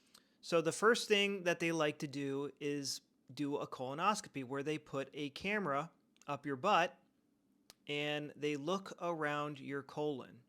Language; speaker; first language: English; native; English